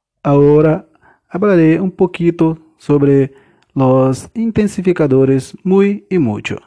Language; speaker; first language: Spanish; non-native, learner; Portuguese